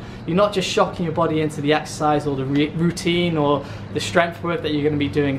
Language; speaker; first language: English; native; English